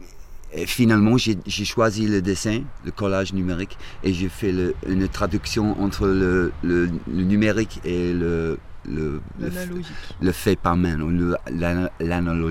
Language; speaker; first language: French; non-native, fluent; English